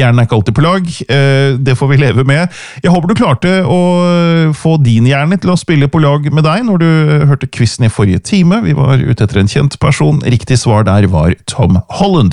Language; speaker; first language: Norwegian; native; Norwegian